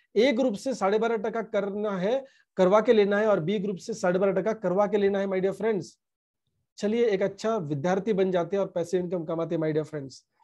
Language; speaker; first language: Hindi; non-native, local second language; Marathi